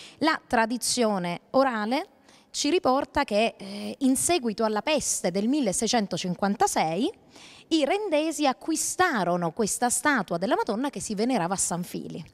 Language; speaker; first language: Italian; native; Italian